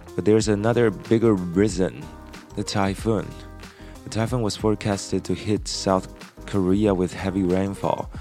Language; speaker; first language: English; non-native, fluent; Chinese